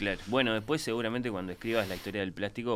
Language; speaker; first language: Spanish; native; Spanish